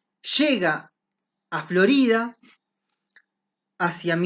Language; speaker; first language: Spanish; native; Spanish